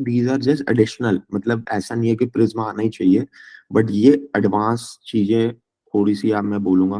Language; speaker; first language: Hindi; native; Hindi